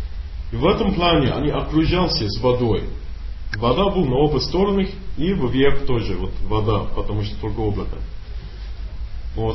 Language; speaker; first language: Russian; non-native, learner; English